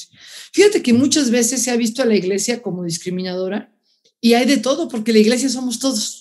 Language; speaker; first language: Spanish; native; Spanish